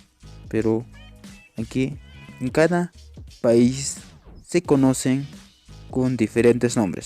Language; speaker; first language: Spanish; non-native, local second language; Quechua